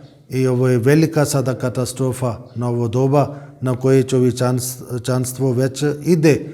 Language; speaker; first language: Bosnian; non-native, fluent; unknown